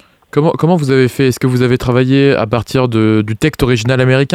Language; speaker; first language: French; native; French